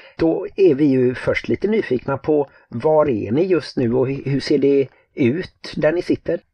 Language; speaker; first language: Swedish; native; Swedish